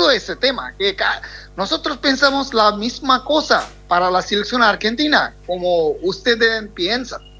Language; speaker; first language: Spanish; non-native, fluent; Bangla